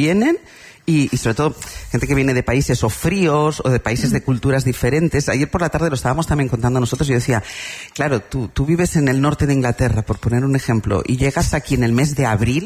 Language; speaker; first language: Spanish; native; Spanish